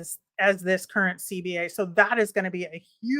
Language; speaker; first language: English; native; English